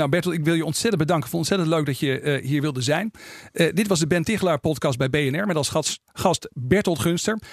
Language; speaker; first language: Dutch; native; Dutch